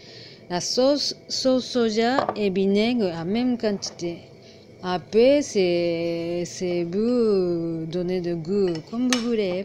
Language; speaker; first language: French; non-native, learner; Japanese